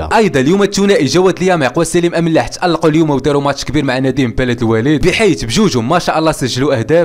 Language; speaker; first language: Arabic; native; Arabic